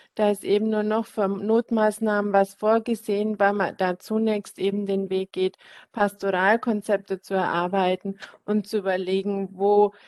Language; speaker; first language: German; native; German